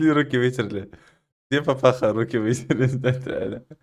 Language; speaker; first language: Russian; native; Russian